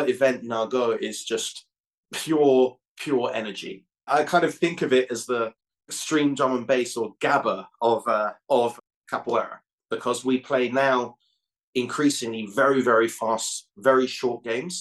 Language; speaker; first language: English; native; English